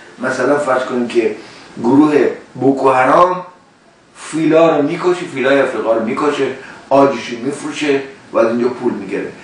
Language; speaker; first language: Persian; native; Persian